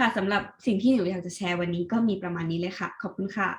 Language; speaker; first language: Thai; native; Thai